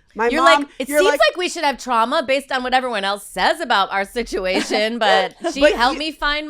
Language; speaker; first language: English; native; English